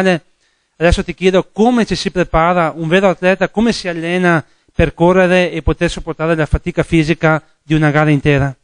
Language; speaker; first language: Italian; native; Italian